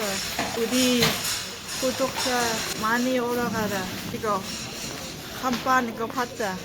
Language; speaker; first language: Korean; non-native, learner; Lao